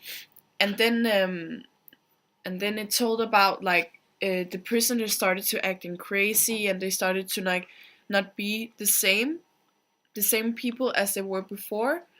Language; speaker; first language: English; non-native, fluent; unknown